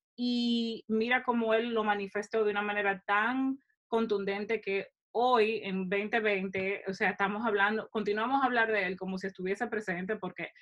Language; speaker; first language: Spanish; native; Spanish